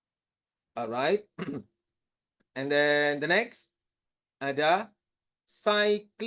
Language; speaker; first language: English; non-native, fluent; Indonesian